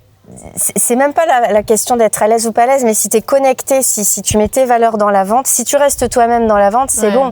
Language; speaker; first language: French; native; French